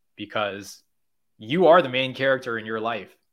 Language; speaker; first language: English; native; English